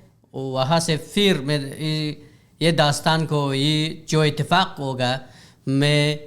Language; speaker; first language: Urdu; non-native, learner; Hazaragi